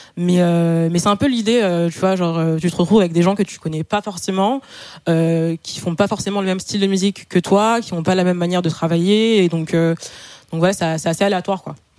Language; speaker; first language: French; native; French